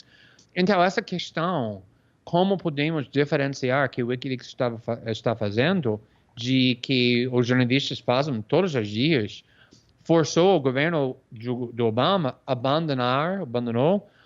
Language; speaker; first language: Portuguese; non-native, fluent; English